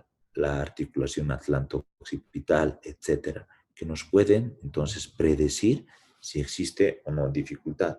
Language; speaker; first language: Spanish; native; Spanish